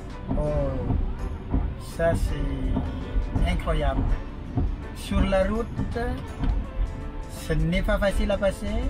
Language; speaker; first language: French; non-native, fluent; Indonesian